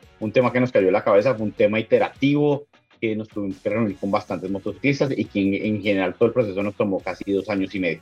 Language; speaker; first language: Spanish; native; Spanish